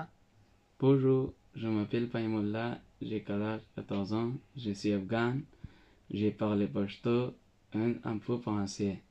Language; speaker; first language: French; non-native, learner; Pashto